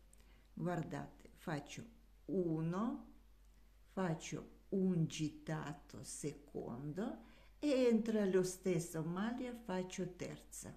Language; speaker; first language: Italian; non-native, learner; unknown